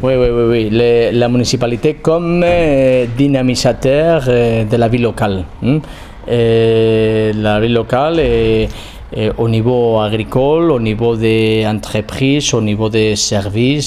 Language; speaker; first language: French; non-native, fluent; Spanish